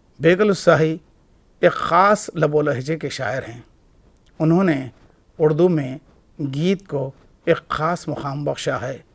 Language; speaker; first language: Urdu; native; Urdu